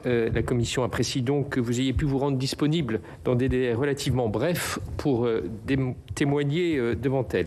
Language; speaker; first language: French; native; French